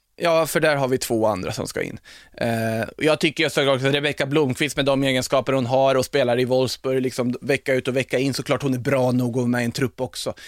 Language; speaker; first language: Swedish; native; Swedish